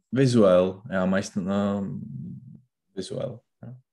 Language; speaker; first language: German; non-native, learner; Czech